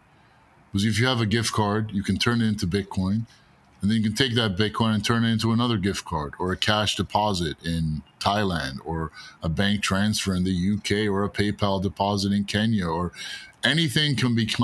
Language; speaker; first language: English; native; English